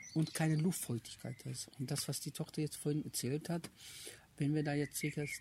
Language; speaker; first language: German; early bilingual, other home language; Turkish